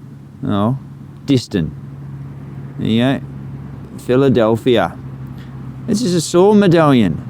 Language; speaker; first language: English; native; English